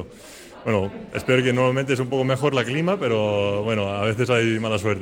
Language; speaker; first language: Spanish; non-native, fluent; Icelandic